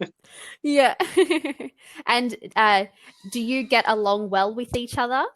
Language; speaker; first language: English; native; English